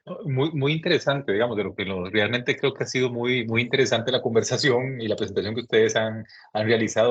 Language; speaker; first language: Spanish; native; Spanish